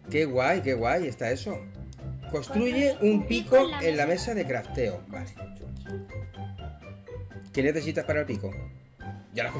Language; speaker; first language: Spanish; native; Spanish